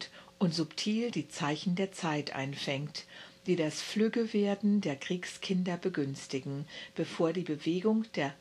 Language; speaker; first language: German; native; German